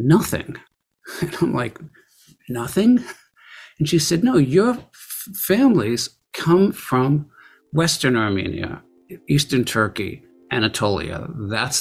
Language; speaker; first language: English; early bilingual, other home language; Armenian